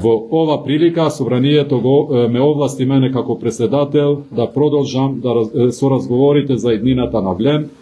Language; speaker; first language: Macedonian; non-native, local second language; Albanian